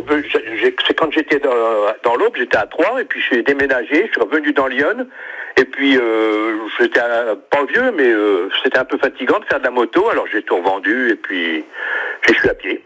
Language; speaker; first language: French; native; French